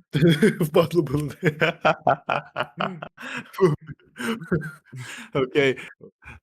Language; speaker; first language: Russian; native; Russian